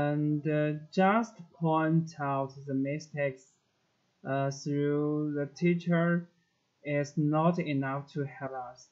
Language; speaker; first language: English; non-native, learner; Chinese